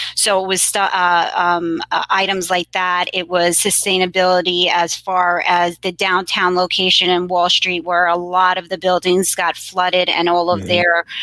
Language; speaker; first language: English; native; English